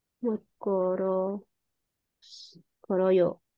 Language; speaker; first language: Korean; non-native, learner; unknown